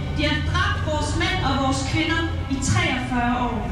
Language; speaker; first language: Danish; early bilingual, other home language; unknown